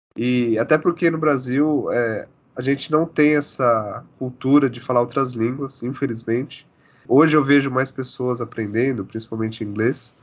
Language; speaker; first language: Portuguese; native; Portuguese